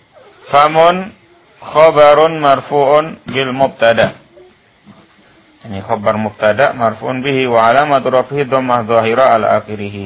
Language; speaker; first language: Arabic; non-native, fluent; Indonesian